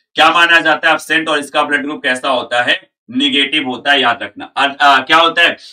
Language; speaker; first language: Hindi; native; Hindi